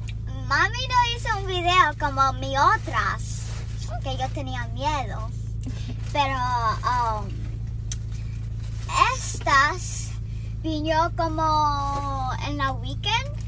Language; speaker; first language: Spanish; early bilingual, heritage; Spanish